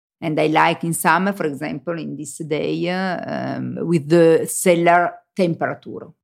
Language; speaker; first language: English; non-native, learner; Italian